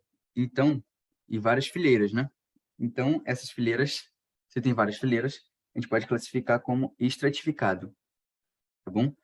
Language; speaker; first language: Portuguese; native; Portuguese